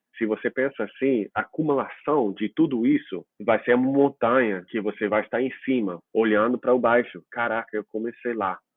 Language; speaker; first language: Portuguese; non-native, fluent; English